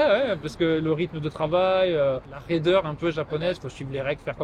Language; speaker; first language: French; native; French